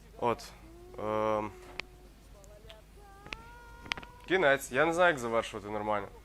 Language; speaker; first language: Ukrainian; native; Ukrainian